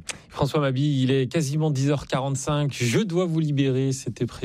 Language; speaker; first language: French; native; French